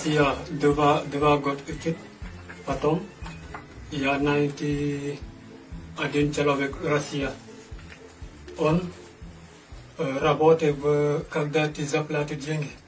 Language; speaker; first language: Russian; non-native, learner; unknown